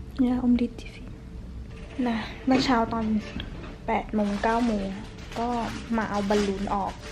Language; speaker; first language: Danish; non-native, learner; Thai